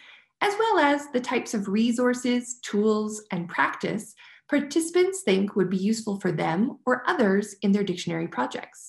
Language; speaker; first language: English; native; English